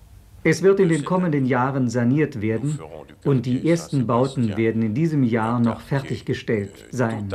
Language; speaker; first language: German; native; German